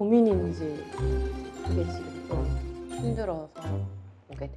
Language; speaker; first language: Korean; native; Korean